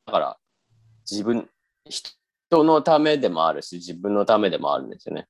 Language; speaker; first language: Japanese; native; Japanese